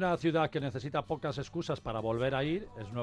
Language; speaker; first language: Spanish; native; Spanish